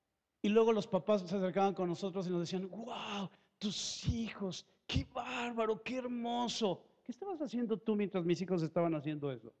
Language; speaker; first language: Spanish; native; Spanish